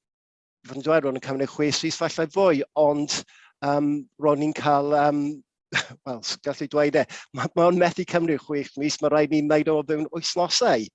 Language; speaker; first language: Welsh; non-native, local second language; English